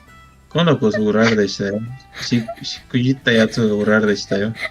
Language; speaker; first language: Japanese; non-native, learner; Spanish